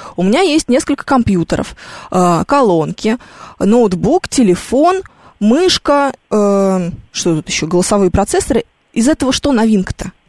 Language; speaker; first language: Russian; native; Russian